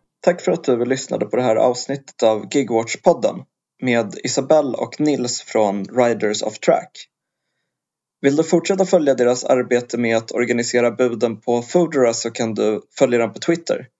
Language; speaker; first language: Swedish; native; Swedish